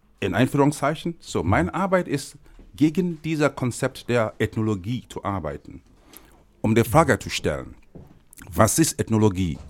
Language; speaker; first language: German; non-native, fluent; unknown